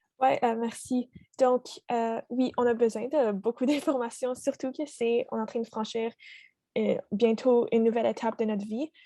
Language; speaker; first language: French; native; French